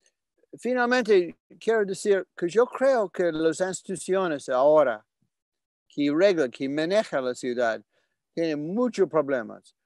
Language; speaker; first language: Spanish; non-native, fluent; English